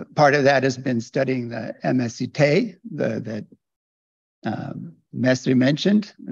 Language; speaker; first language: English; native; English